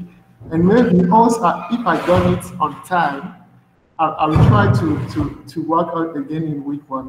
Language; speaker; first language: English; non-native, fluent; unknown